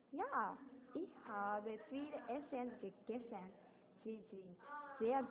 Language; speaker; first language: German; non-native, learner; Japanese